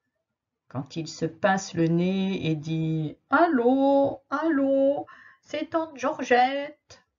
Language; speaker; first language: French; native; French